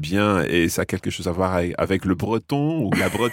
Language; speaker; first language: French; non-native, fluent; English